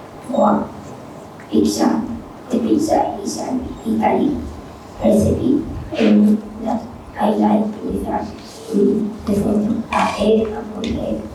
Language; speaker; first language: English; non-native, learner; Spanish